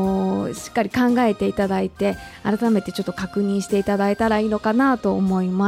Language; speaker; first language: Japanese; native; Japanese